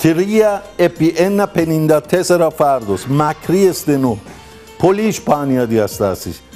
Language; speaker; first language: Greek; non-native, learner; Persian